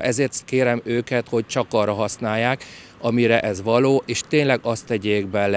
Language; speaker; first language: Hungarian; native; Hungarian